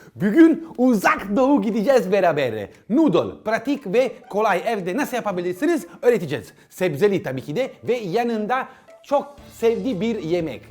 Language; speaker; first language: Turkish; non-native, learner; Italian